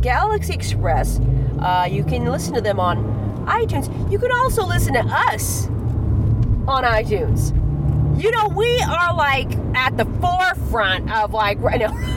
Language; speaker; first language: English; native; English